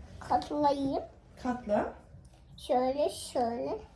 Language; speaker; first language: Turkish; early bilingual, heritage; Turkish